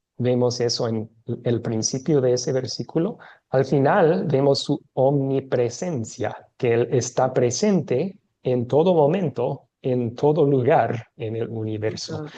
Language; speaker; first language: Spanish; non-native, fluent; English